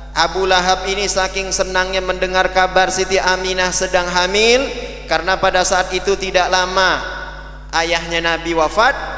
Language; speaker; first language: Indonesian; non-native, local second language; Madurese